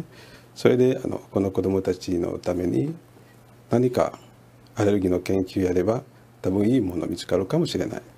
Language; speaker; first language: Japanese; non-native, learner; French